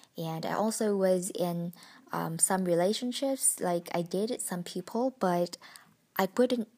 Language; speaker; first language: English; non-native, fluent; Vietnamese